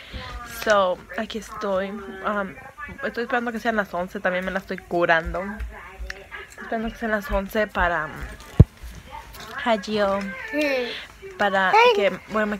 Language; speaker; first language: Spanish; early bilingual, heritage; Spanish